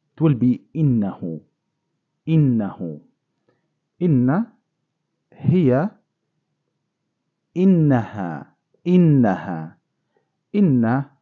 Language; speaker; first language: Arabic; non-native, fluent; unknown